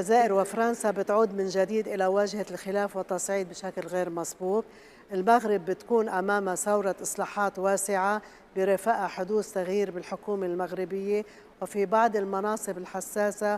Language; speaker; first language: Arabic; native; Arabic